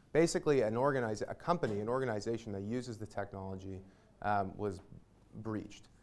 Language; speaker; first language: English; native; English